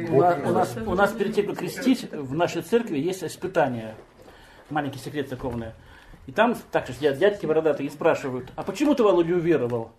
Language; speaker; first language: Russian; native; Russian